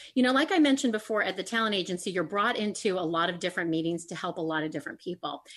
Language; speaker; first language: English; native; English